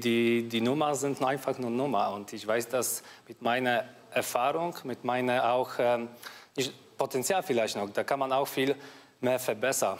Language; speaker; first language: German; non-native, fluent; Polish